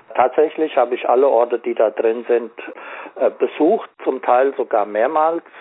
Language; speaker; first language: German; native; German